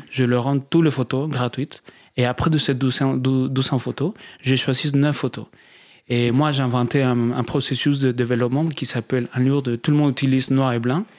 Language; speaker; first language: French; non-native, fluent; Spanish